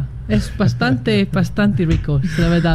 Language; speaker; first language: Spanish; non-native, learner; English